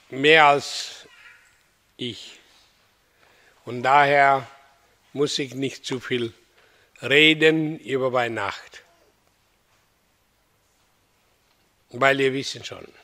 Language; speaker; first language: German; non-native, learner; Hindi